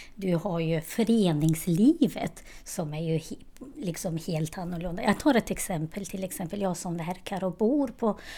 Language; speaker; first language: Swedish; non-native, fluent; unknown